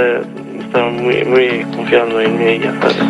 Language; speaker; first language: Spanish; non-native, learner; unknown